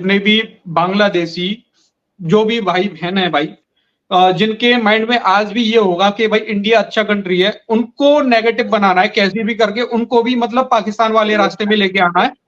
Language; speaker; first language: Hindi; native; Hindi